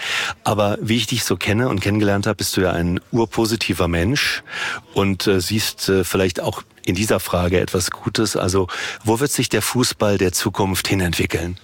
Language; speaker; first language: German; native; German